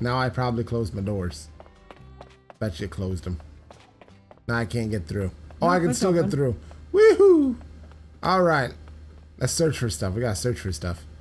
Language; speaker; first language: English; native; English